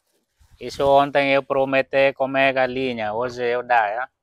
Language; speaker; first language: Portuguese; non-native, learner; Vietnamese